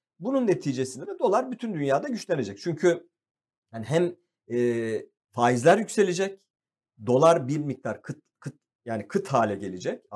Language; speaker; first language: Turkish; native; Turkish